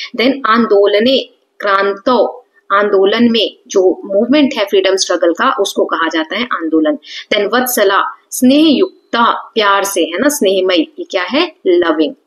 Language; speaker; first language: Hindi; native; Hindi